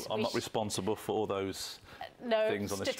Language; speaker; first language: English; native; English